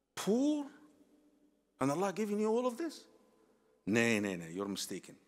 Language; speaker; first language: English; non-native, fluent; Arabic